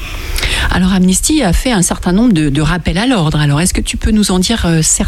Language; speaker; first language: French; native; French